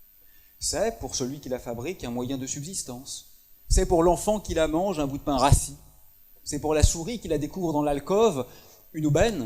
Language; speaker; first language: French; native; French